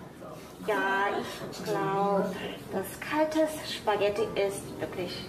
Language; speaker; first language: German; early bilingual, other home language; Korean